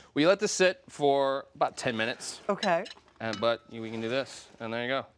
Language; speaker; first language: English; native; English